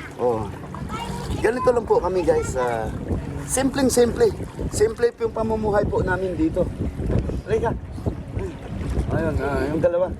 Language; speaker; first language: Filipino; non-native, local second language; Cebuano